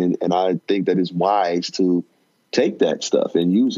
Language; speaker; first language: English; native; English